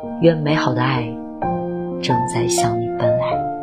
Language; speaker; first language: Chinese; native; Chinese